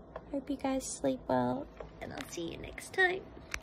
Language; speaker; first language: English; native; English